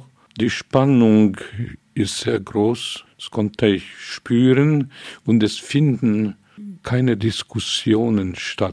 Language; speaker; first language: German; non-native, fluent; Hungarian